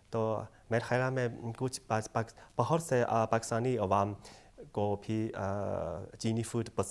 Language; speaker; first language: Hindi; non-native, fluent; Chinese